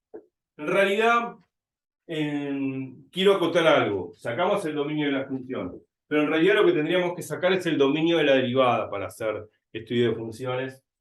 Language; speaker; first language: Spanish; native; Spanish